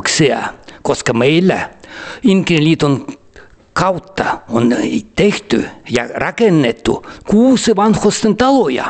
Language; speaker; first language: Finnish; early bilingual, heritage; Finnish